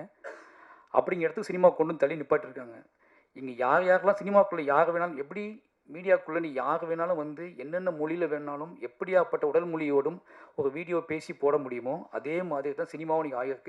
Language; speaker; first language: Tamil; native; Tamil